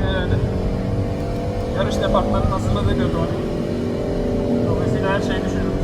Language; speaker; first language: Turkish; native; Turkish